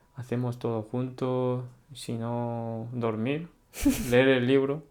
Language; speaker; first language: Spanish; early bilingual, other home language; Korean